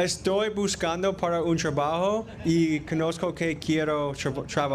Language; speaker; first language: Spanish; non-native, learner; English